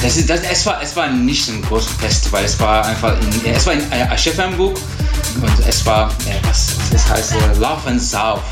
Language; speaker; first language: German; non-native, learner; Turkish